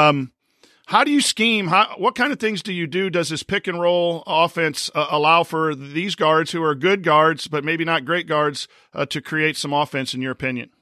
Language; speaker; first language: English; native; English